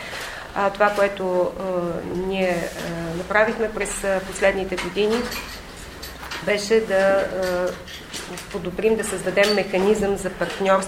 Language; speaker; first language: Bulgarian; native; Bulgarian